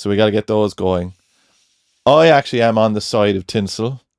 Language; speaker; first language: English; native; English